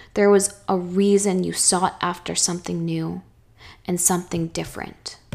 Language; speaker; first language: English; native; English